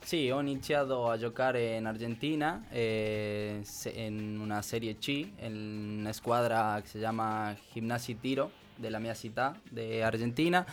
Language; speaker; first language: Italian; non-native, learner; Spanish